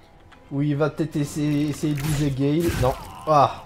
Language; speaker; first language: French; native; French